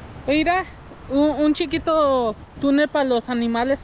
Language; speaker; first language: Spanish; early bilingual, heritage; Spanish